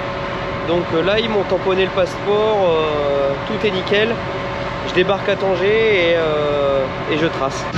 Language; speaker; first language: French; native; French